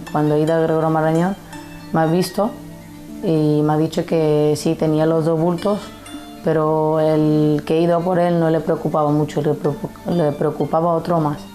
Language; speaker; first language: Spanish; early bilingual, other home language; Arabic